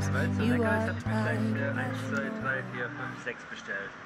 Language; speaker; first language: German; native; German